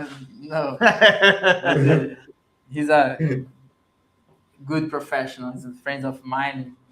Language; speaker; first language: English; non-native, learner; Portuguese